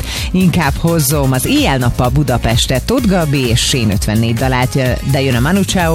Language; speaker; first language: Hungarian; native; Hungarian